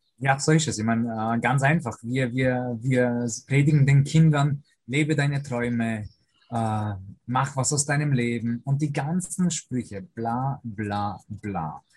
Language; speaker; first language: German; early bilingual, other home language; Polish